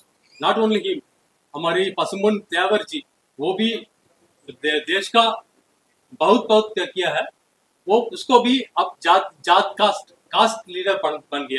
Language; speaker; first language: Hindi; non-native, learner; Tamil